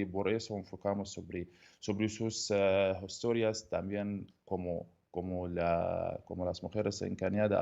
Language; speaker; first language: Spanish; non-native, learner; Arabic